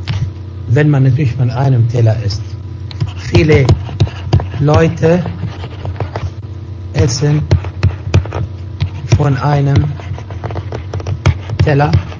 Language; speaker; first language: German; non-native, fluent; Arabic